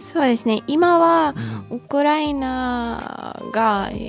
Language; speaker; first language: Japanese; non-native, fluent; Ukrainian